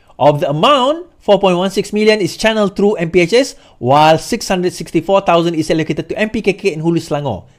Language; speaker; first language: English; non-native, local second language; Malay